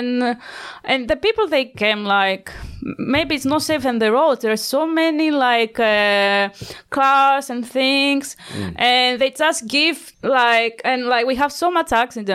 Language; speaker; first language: English; non-native, learner; Greek